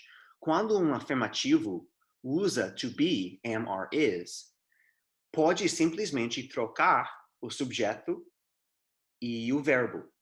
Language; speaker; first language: Portuguese; non-native, fluent; English